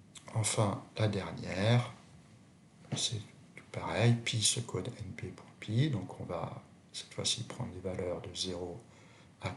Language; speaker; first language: French; native; French